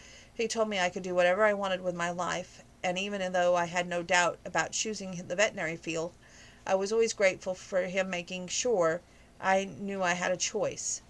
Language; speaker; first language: English; native; English